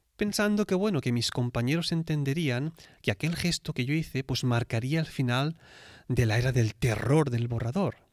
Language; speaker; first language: Spanish; native; Spanish